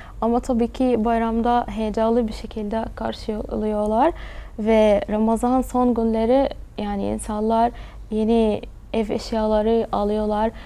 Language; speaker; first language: Turkish; early bilingual, other home language; Arabic